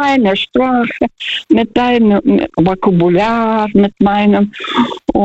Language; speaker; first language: German; early bilingual, heritage; Russian